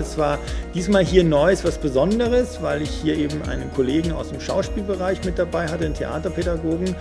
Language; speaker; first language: German; native; German